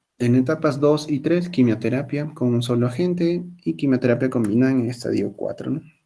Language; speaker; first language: Spanish; native; Spanish